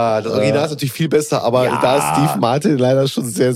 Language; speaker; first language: German; native; German